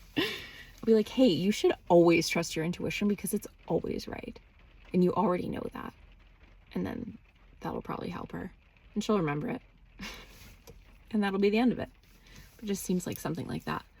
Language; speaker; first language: English; native; English